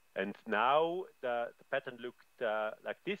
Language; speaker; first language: English; non-native, fluent; German